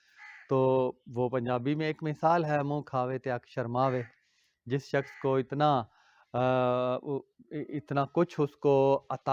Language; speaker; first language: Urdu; non-native, local second language; Punjabi